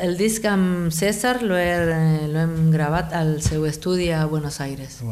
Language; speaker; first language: Catalan; non-native, fluent; Spanish